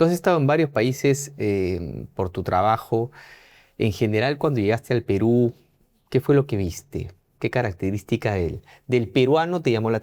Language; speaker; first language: Spanish; native; Spanish